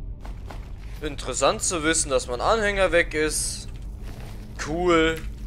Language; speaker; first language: German; native; German